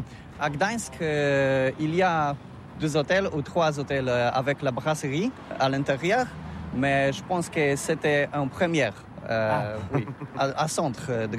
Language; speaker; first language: French; non-native, learner; Polish